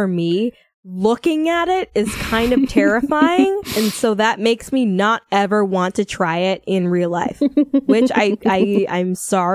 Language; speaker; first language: English; native; English